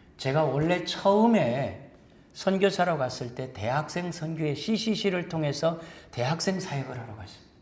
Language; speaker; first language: Korean; native; Korean